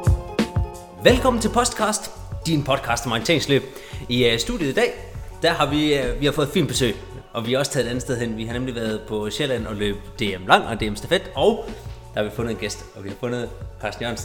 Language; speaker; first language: Danish; native; Danish